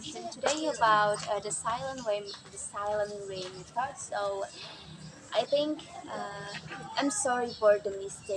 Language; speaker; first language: English; non-native, learner; Indonesian